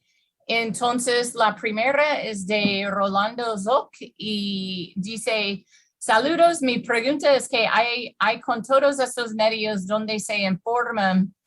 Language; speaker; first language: Spanish; non-native, fluent; English